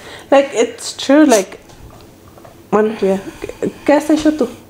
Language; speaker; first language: Spanish; early bilingual, other home language; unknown